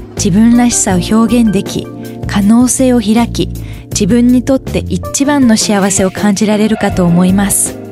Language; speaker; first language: Japanese; non-native, fluent; French